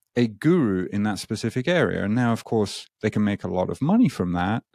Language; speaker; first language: English; native; English